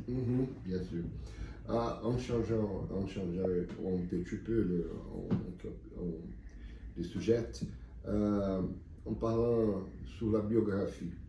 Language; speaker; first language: French; non-native, learner; Portuguese